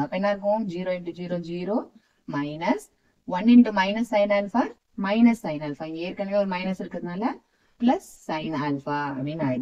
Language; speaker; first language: Tamil; native; Tamil